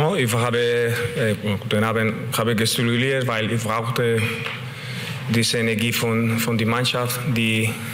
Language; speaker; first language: German; non-native, learner; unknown